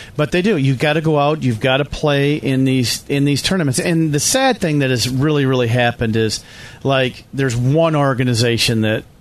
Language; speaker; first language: English; native; English